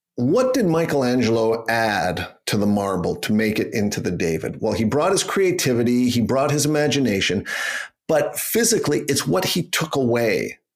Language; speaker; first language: English; native; English